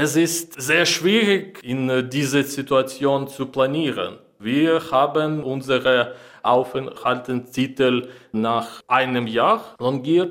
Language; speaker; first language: German; non-native, learner; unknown